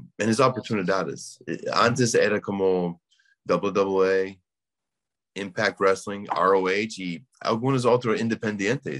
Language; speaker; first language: Spanish; non-native, learner; English